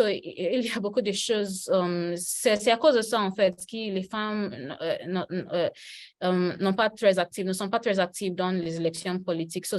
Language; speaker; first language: French; non-native, learner; Yoruba